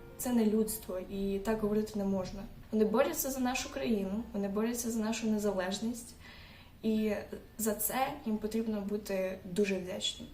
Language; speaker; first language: Ukrainian; non-native, local second language; Russian